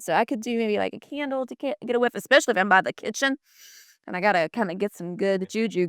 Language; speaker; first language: English; native; English